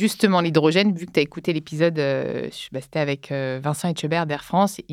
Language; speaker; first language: French; native; French